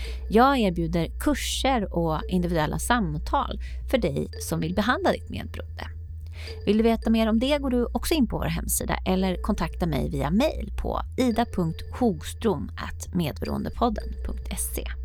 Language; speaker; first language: Swedish; native; Swedish